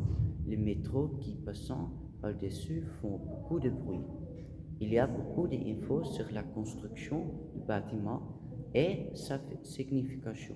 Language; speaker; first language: French; non-native, learner; Dutch